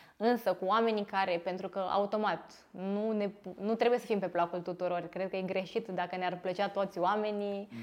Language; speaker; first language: Romanian; native; Romanian